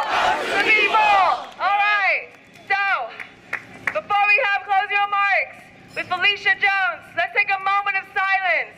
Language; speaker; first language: English; native; English